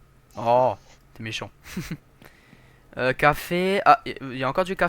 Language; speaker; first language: French; native; French